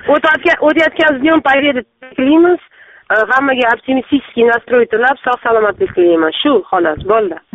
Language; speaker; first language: Uzbek; non-native, local second language; Russian